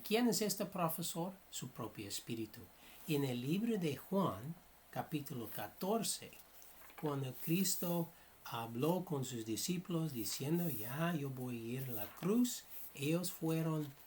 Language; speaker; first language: Spanish; non-native, fluent; English